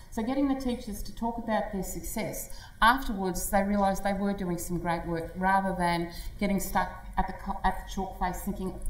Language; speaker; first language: English; native; English